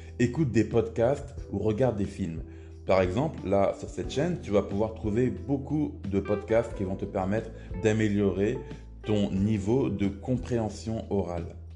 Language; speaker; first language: French; native; French